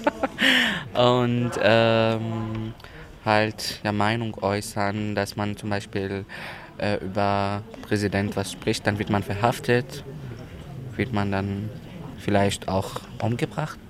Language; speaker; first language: German; non-native, learner; Arabic